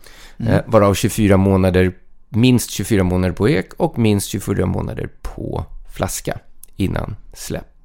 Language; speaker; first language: Swedish; native; Swedish